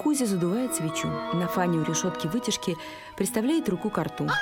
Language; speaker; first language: Russian; native; Russian